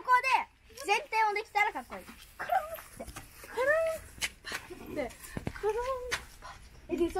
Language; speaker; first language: Japanese; native; Japanese